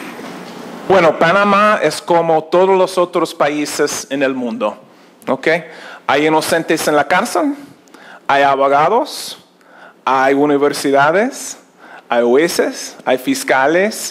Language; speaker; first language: Spanish; non-native, learner; English